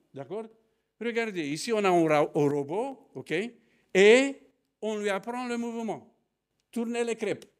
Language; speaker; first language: French; non-native, fluent; Romanian